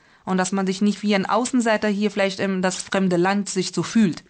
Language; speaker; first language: German; non-native, fluent; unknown